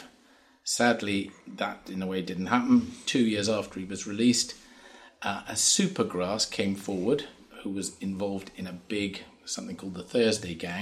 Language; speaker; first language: English; native; English